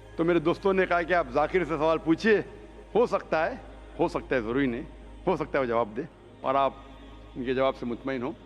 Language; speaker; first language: Hindi; non-native, local second language; Konkani